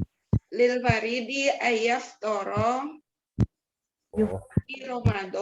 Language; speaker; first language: Arabic; non-native, learner; Indonesian